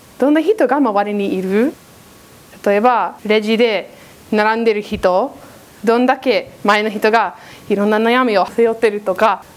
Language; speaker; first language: Japanese; non-native, fluent; English